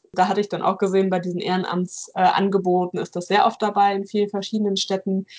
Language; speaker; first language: German; native; German